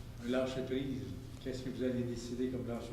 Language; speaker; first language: French; native; French